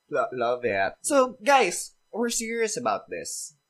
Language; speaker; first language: English; non-native, local second language; Filipino